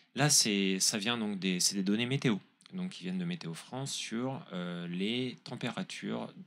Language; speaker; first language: French; native; French